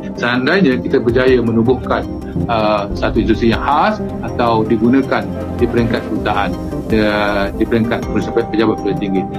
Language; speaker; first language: Malay; native; Malay